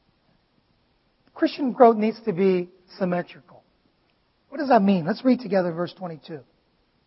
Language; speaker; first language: English; non-native, fluent; Vietnamese